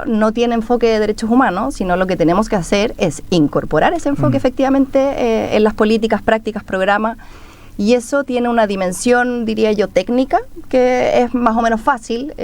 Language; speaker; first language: Spanish; native; Spanish